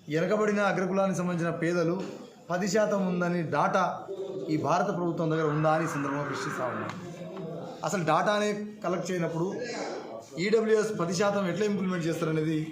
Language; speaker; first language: Telugu; non-native, local second language; Lambadi